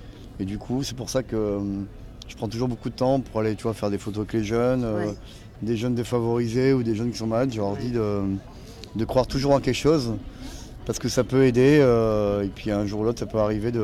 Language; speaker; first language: French; native; French